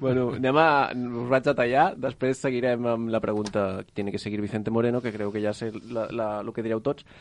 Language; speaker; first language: Spanish; non-native, local second language; Catalan